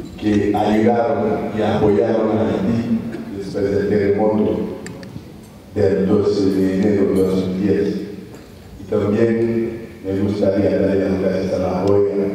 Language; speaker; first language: Spanish; non-native, fluent; French